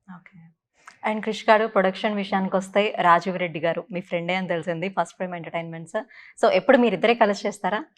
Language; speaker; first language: Telugu; native; Telugu